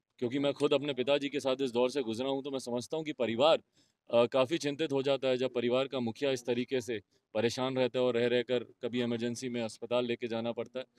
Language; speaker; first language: Hindi; native; Hindi